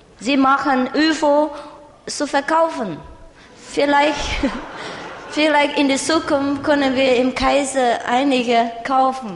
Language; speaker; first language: German; non-native, learner; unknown